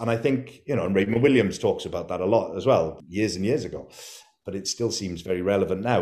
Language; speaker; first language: English; native; English